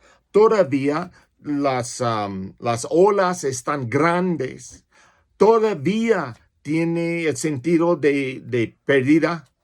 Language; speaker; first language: Spanish; non-native, fluent; English